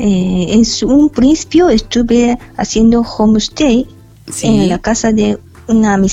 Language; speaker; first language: Spanish; non-native, fluent; Japanese